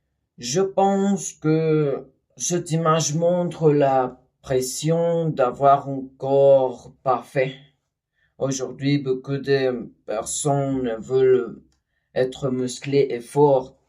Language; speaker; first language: French; non-native, learner; Spanish